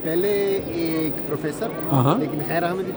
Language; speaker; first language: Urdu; non-native, learner; Croatian